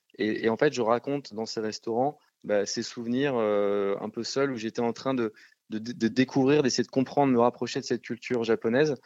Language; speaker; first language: French; native; French